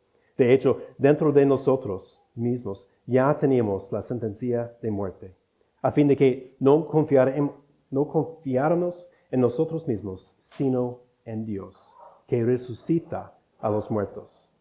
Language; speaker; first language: Spanish; non-native, fluent; English